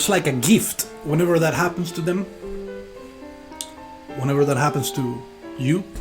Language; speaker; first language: English; non-native, fluent; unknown